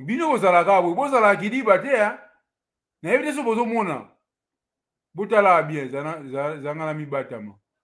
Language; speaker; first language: French; non-native, local second language; Lingala